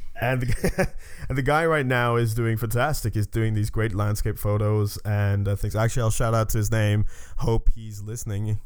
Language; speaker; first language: English; native; English